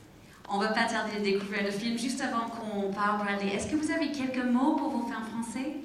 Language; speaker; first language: French; native; French